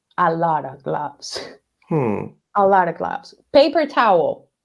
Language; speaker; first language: English; non-native, fluent; Spanish